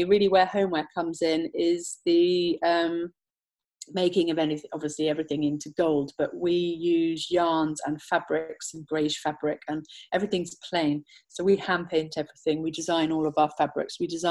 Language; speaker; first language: English; native; English